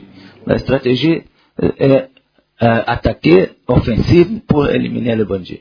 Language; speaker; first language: French; non-native, learner; Portuguese